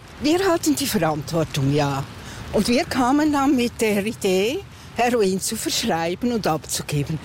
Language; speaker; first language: German; native; German